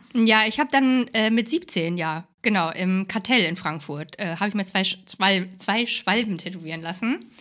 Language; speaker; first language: German; native; German